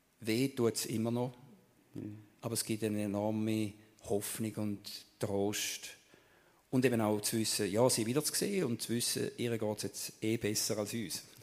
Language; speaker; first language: German; native; German